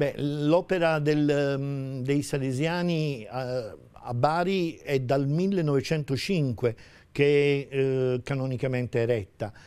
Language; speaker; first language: Italian; native; Italian